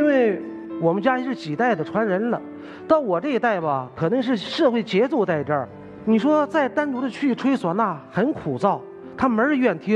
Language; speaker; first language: Chinese; native; Chinese